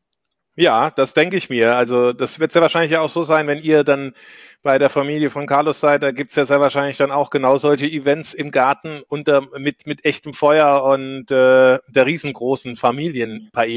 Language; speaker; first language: German; native; German